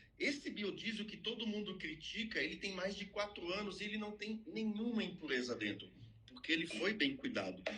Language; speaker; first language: Portuguese; non-native, fluent; French